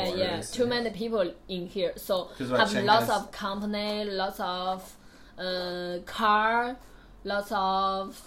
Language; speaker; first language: English; non-native, learner; Chinese